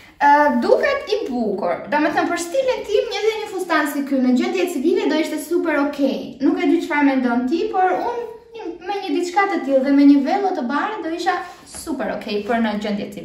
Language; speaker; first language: Albanian; early bilingual, heritage; Albanian